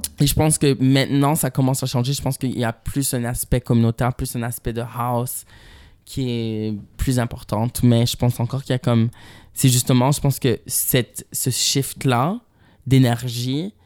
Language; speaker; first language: French; native; French